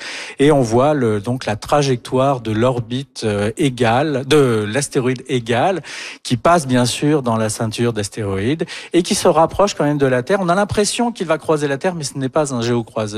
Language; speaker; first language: French; native; French